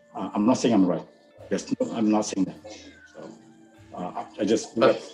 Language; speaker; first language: English; non-native, local second language; Min Nan Chinese